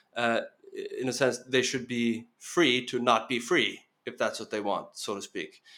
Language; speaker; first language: English; non-native, fluent; Norwegian